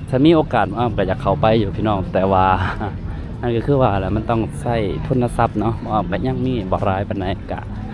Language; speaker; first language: Thai; non-native, local second language; Northeastern Thai